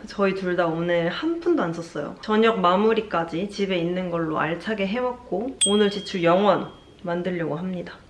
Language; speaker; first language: Korean; native; Korean